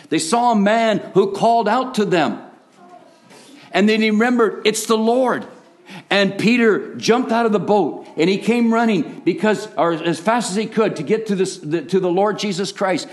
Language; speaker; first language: English; native; English